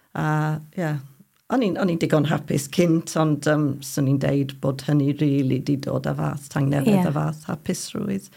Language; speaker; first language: Welsh; non-native, fluent; English